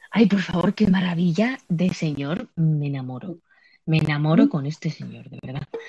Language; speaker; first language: Spanish; native; Spanish